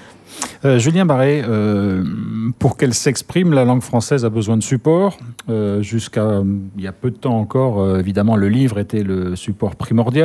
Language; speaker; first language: French; native; French